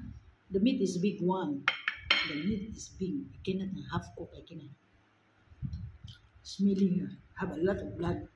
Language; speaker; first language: English; non-native, local second language; Filipino